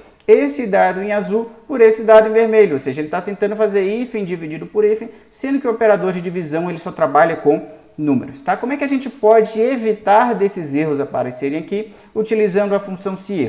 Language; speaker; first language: Portuguese; native; Portuguese